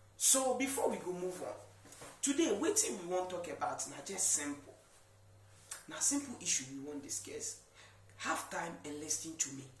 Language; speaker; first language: Nigerian Pidgin; non-native, fluent; Akan